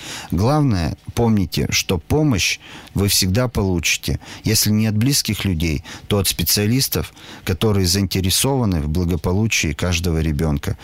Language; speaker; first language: Russian; native; Russian